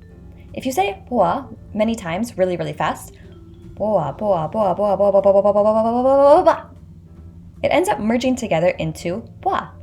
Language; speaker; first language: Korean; non-native, fluent; English